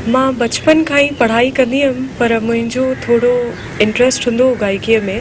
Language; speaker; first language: Sindhi; early bilingual, heritage; Sindhi